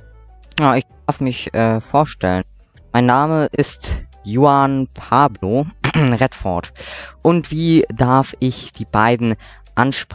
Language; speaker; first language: German; native; German